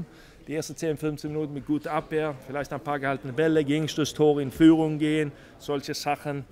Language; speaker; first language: German; non-native, fluent; Swedish